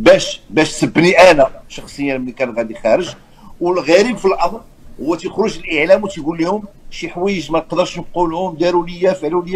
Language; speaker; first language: Arabic; native; Arabic